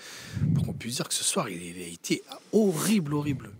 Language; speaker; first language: French; native; French